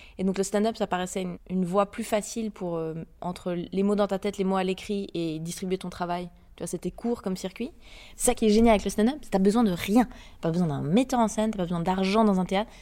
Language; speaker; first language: French; native; French